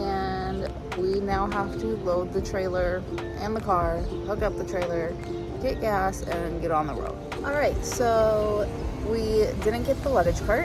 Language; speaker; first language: English; native; English